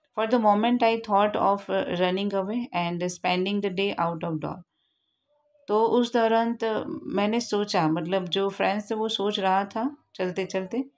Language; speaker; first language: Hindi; non-native, local second language; Gujarati